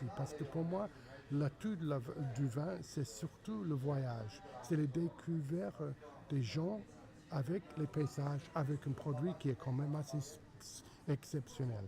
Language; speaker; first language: French; non-native, fluent; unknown